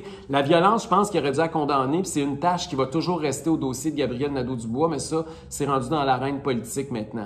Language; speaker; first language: French; native; French